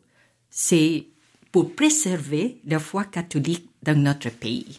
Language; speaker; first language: French; non-native, fluent; Filipino